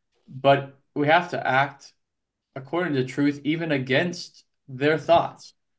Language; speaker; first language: English; native; English